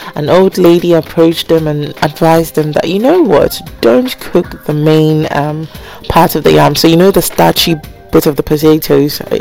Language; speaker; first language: English; non-native, local second language; Akan